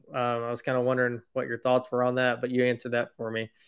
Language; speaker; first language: English; native; English